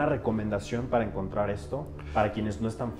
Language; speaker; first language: Spanish; native; Spanish